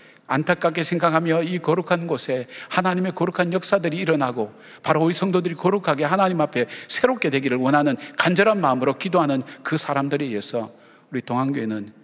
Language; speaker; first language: Korean; native; Korean